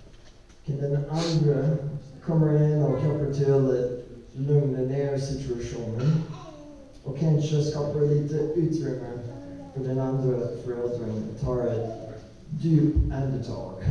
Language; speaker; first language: Swedish; non-native, learner; English